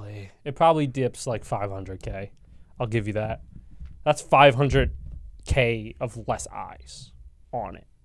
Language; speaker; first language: English; native; English